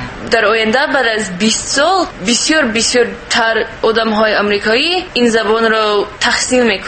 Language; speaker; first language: Persian; non-native, learner; English